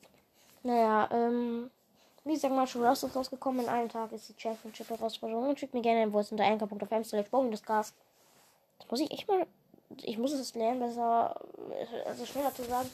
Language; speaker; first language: German; native; German